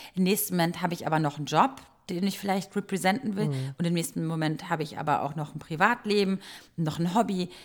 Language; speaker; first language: German; early bilingual, other home language; Croatian